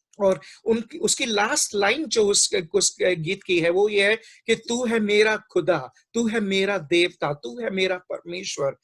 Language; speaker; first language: Hindi; non-native, local second language; Marathi